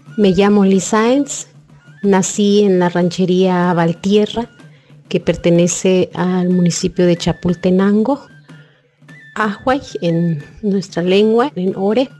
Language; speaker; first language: Spanish; non-native, local second language; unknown